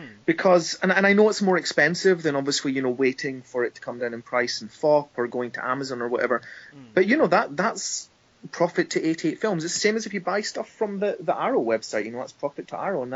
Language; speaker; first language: English; native; English